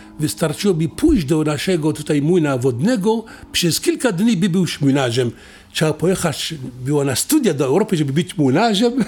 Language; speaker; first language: Polish; non-native, fluent; Assyrian Neo-Aramaic